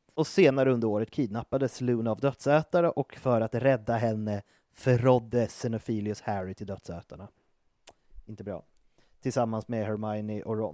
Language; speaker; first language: Swedish; native; Swedish